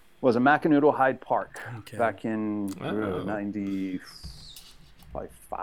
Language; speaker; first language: English; native; English